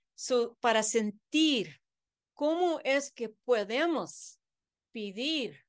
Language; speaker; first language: Spanish; early bilingual, heritage; Spanish